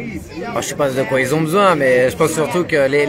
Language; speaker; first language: French; native; French